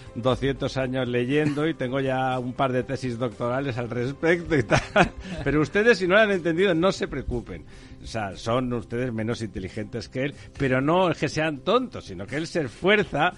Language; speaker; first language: Spanish; native; Spanish